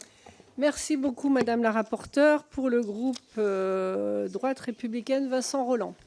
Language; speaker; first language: French; native; French